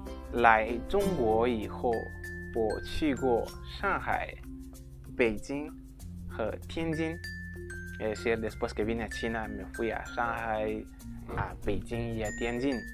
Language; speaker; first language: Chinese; non-native, fluent; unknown